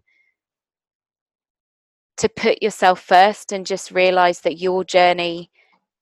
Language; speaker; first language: English; native; English